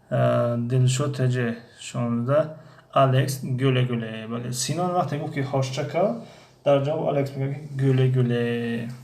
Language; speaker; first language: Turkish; non-native, fluent; Tajik